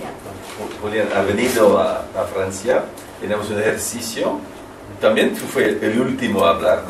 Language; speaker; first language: Spanish; non-native, learner; French